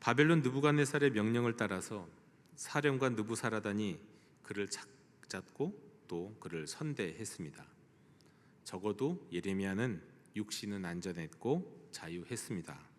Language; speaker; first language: Korean; native; Korean